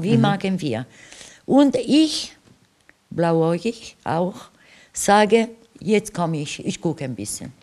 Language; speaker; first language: German; non-native, fluent; Italian